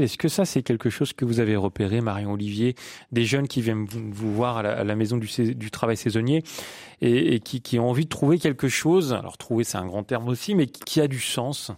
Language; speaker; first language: French; native; French